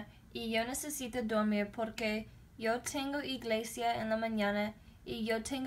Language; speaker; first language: Spanish; non-native, learner; English